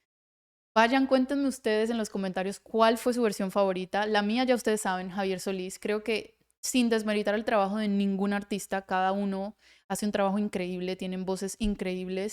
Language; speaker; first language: Spanish; native; Spanish